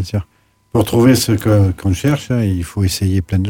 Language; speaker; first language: French; native; French